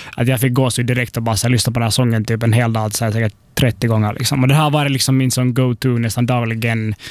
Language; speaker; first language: Swedish; native; Swedish